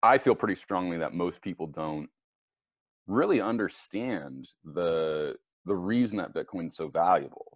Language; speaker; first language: English; native; English